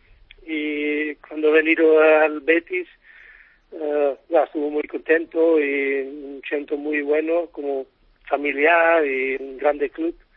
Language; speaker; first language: Spanish; non-native, learner; Dutch